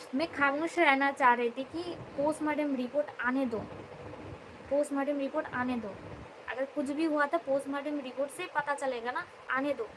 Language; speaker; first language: Hindi; non-native, local second language; Bangla